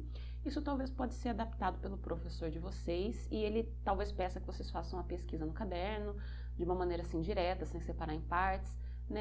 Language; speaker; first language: Portuguese; native; Portuguese